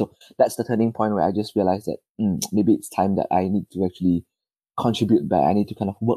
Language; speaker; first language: English; non-native, local second language; Chinese